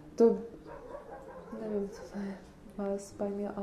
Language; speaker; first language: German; non-native, fluent; Czech